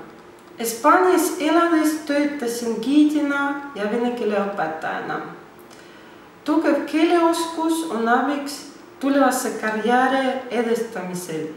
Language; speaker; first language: Estonian; non-native, local second language; Russian